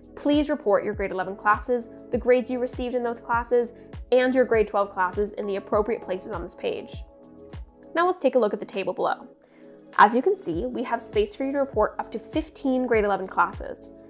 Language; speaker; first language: English; native; English